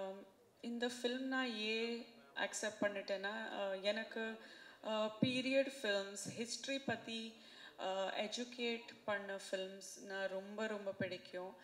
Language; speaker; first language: Tamil; non-native, fluent; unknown